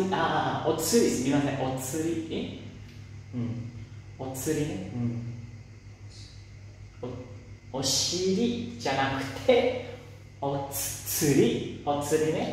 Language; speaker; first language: Japanese; non-native, fluent; Lao